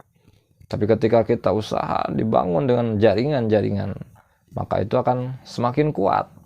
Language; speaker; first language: Indonesian; non-native, local second language; Sundanese